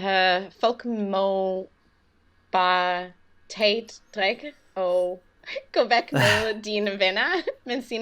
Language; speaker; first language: Danish; non-native, learner; English